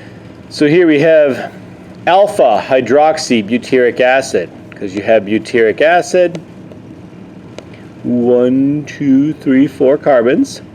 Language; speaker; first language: English; native; English